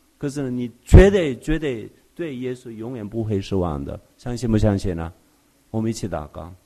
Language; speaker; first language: Chinese; non-native, fluent; Korean